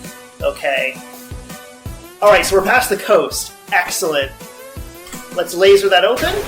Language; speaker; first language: English; native; English